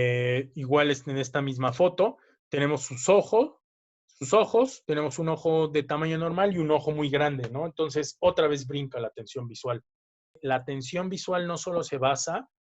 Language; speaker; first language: Spanish; native; Spanish